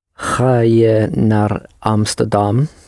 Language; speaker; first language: Dutch; non-native, learner; English